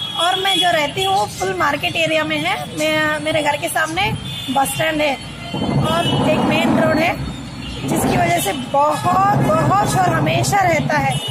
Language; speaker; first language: Hindi; non-native, local second language; Kannada